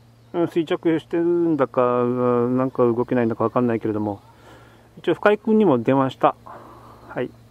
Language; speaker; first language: Japanese; native; Japanese